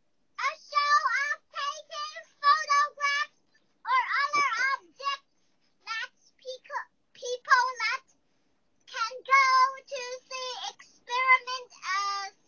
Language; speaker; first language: English; non-native, learner; Chinese